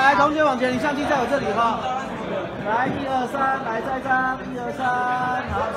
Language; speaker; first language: Chinese; native; Chinese